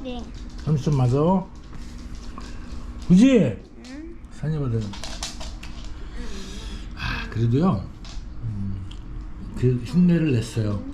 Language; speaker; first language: Korean; native; Korean